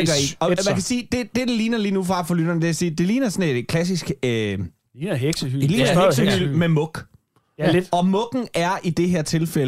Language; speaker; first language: Danish; native; Danish